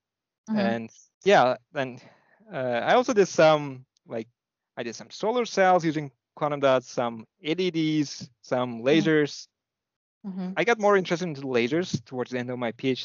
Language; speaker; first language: English; non-native, fluent; Turkish